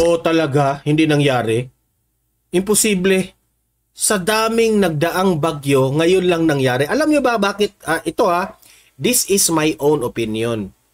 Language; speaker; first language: Filipino; non-native, local second language; Cebuano